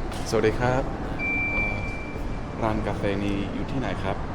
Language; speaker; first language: Thai; non-native, learner; English